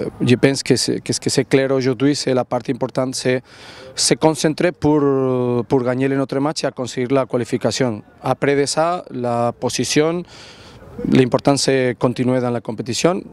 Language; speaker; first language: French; non-native, learner; Catalan